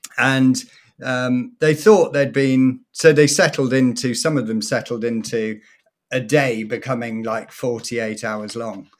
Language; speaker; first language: English; native; English